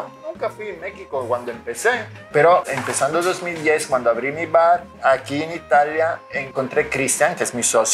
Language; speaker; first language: Spanish; non-native, fluent; Italian